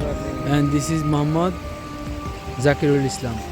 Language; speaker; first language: English; non-native, learner; Bangla